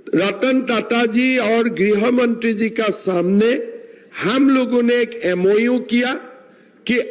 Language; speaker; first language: Hindi; non-native, local second language; Assamese